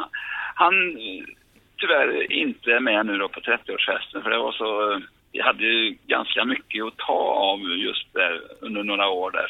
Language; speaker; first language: Swedish; native; Swedish